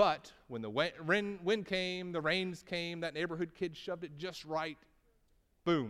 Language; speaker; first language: English; native; English